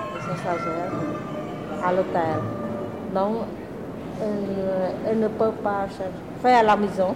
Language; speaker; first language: French; non-native, learner; Khmer